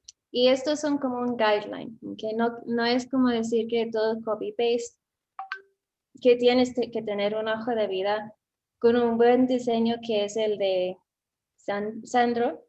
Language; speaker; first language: Spanish; non-native, fluent; English